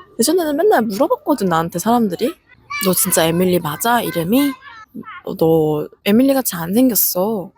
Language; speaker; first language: Korean; native; Korean